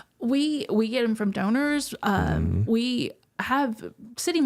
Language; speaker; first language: English; native; English